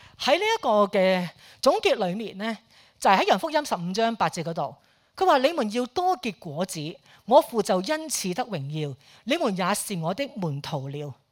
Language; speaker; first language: Chinese; non-native, local second language; Cantonese